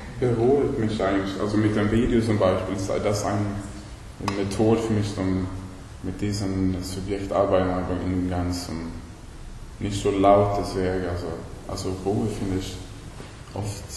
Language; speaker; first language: German; non-native, learner; Swedish